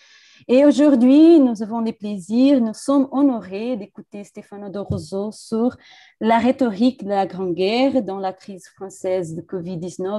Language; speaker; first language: French; non-native, fluent; Portuguese